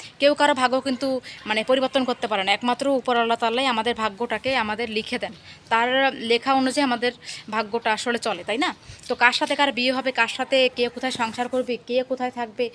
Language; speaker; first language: Bangla; native; Bangla